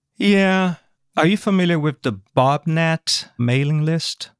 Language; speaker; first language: English; non-native, fluent; Portuguese